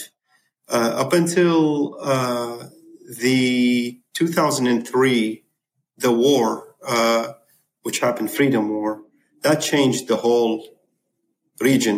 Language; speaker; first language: English; non-native, fluent; Arabic